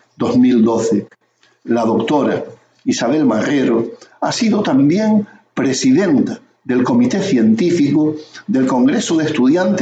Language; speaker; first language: Spanish; native; Spanish